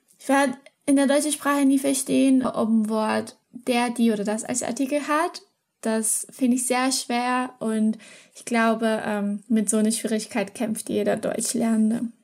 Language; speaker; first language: German; non-native, fluent; Portuguese